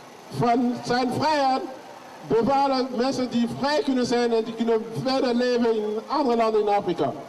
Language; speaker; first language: Dutch; non-native, learner; French